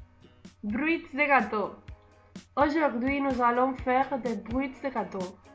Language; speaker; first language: French; non-native, learner; Spanish